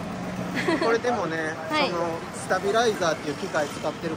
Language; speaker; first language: Japanese; native; Japanese